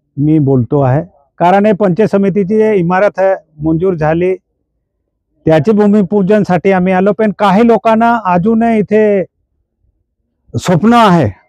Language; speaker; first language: Marathi; non-native, local second language; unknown